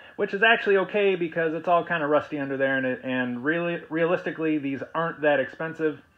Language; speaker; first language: English; native; English